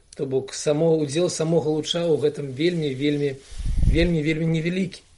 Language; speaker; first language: Belarusian; non-native, local second language; Russian